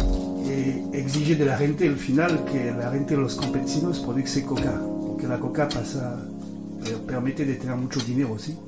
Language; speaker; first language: Spanish; non-native, fluent; French